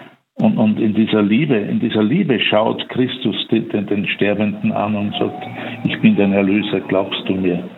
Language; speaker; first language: German; native; German